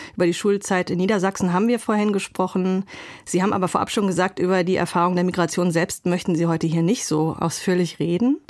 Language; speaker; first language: German; native; German